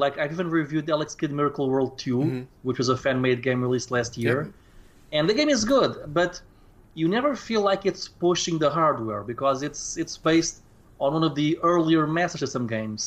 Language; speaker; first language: English; non-native, fluent; Portuguese